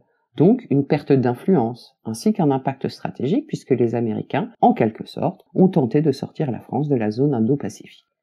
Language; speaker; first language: French; native; French